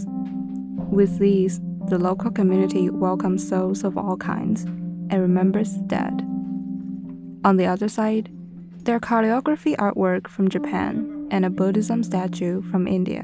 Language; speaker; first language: English; non-native, fluent; Chinese